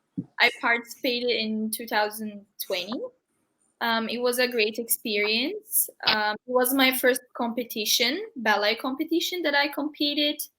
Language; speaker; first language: English; non-native, fluent; Turkish